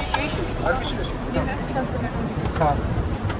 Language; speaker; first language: Arabic; non-native, learner; Turkish